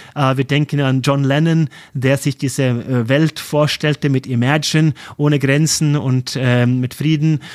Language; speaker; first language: German; non-native, fluent; Norwegian